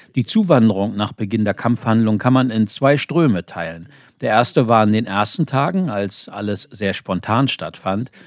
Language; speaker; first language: German; non-native, fluent; Ukrainian